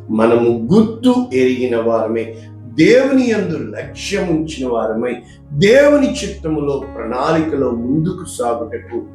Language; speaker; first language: Telugu; native; Telugu